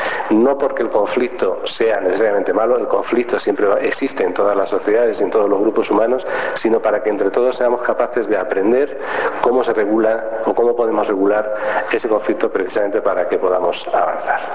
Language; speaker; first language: Spanish; native; Spanish